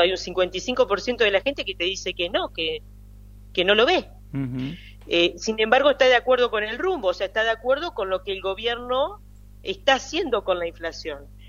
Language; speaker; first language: Spanish; native; Spanish